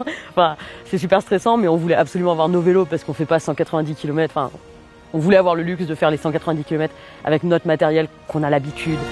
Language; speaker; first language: French; native; French